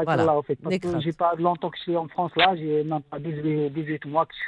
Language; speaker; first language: French; non-native, local second language; Arabic